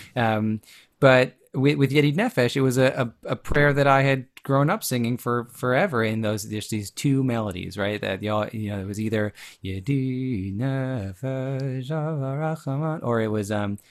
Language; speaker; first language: English; native; English